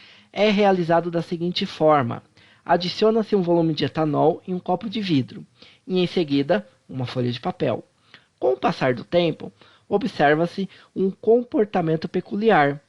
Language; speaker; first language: Portuguese; native; Portuguese